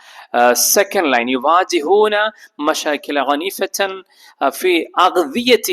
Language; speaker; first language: Arabic; non-native, fluent; Malayalam